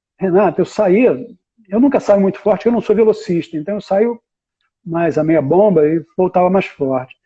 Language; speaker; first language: Portuguese; native; Portuguese